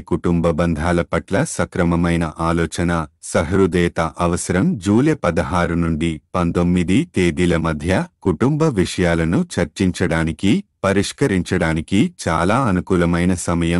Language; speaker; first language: Telugu; native; Telugu